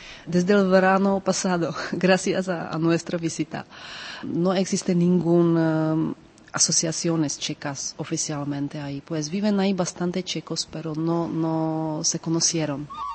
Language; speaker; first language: Spanish; non-native, fluent; Czech